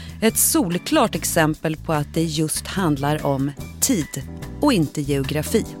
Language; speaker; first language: Swedish; native; Swedish